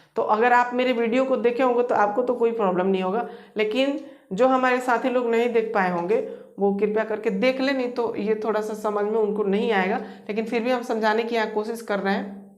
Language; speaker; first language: Hindi; native; Hindi